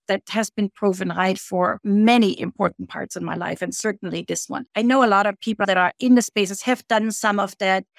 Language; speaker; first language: English; non-native, fluent; German